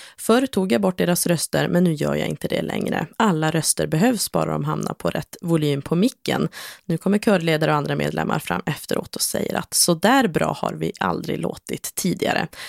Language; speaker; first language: Swedish; native; Swedish